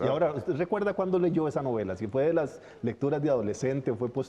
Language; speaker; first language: Spanish; native; Spanish